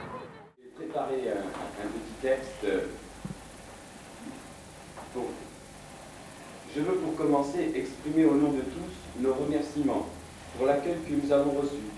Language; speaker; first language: French; native; French